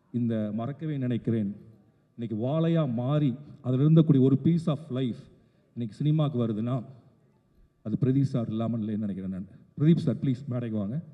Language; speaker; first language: Tamil; native; Tamil